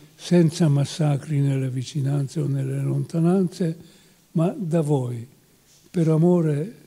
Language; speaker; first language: Italian; non-native, fluent; Hungarian